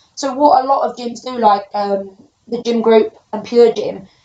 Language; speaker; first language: English; native; English